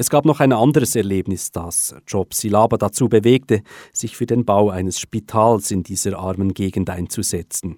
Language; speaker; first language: German; native; German